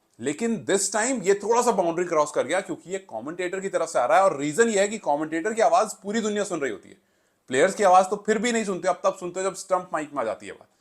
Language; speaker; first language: Hindi; native; Hindi